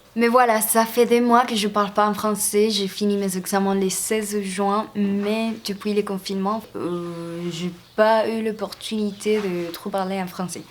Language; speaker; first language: French; non-native, fluent; Spanish